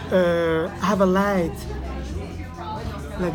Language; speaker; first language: English; non-native, learner; Italian